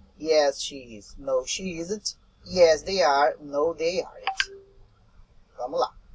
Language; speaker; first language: English; non-native, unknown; Portuguese